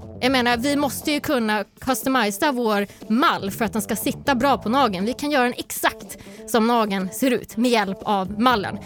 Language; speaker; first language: Swedish; native; Swedish